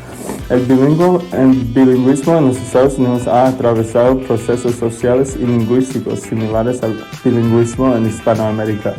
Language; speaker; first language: Spanish; non-native, learner; English